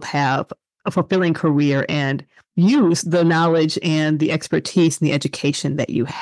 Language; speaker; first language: English; native; English